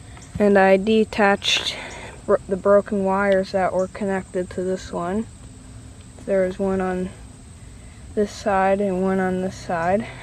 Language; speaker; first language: English; native; English